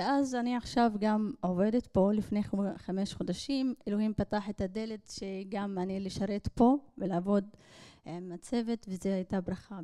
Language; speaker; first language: Hebrew; non-native, local second language; Arabic